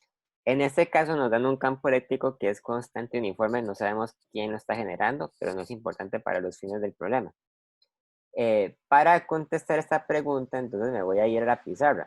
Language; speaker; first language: Spanish; native; Spanish